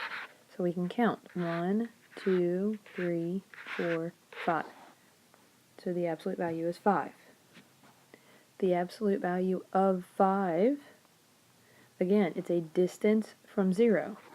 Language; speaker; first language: English; native; English